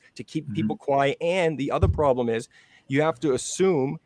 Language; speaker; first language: English; native; English